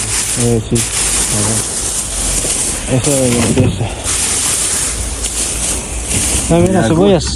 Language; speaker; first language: Spanish; non-native, learner; Filipino